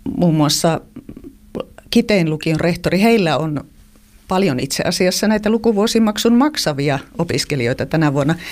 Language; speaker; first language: Finnish; native; Finnish